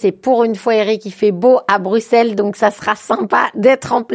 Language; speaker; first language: French; native; French